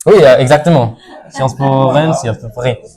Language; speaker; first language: French; non-native, fluent; English